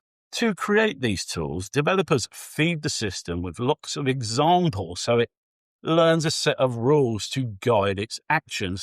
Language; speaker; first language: English; native; English